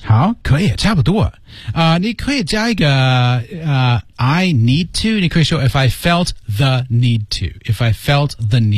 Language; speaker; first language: Chinese; non-native, learner; English